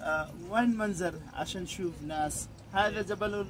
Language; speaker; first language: Arabic; non-native, learner; Bangla